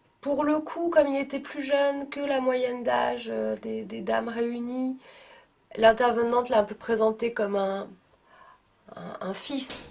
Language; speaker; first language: French; native; French